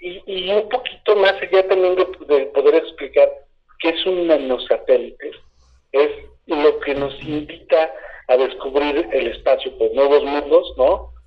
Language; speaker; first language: Spanish; native; Spanish